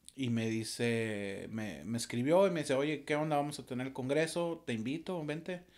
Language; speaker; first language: Spanish; native; Spanish